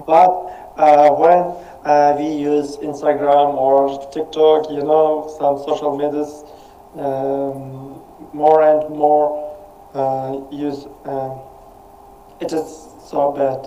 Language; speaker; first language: English; non-native, learner; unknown